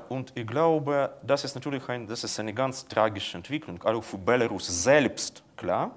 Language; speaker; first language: German; non-native, fluent; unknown